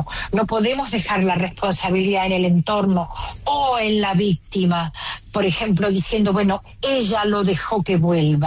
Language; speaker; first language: Spanish; native; Spanish